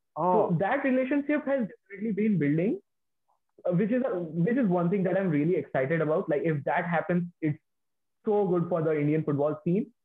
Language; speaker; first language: English; non-native, local second language; Hindi